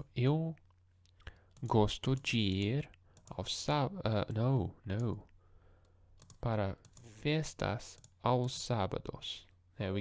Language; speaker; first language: Portuguese; non-native, learner; English